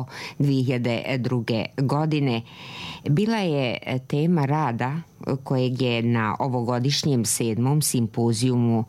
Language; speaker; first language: Serbian; native; Serbian